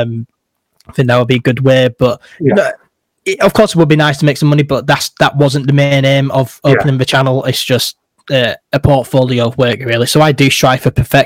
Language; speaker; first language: English; native; English